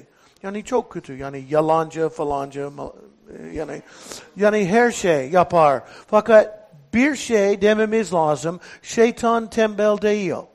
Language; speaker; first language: Turkish; non-native, fluent; English